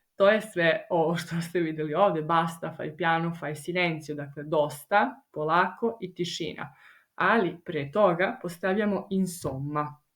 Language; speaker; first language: Bosnian; early bilingual, heritage; Italian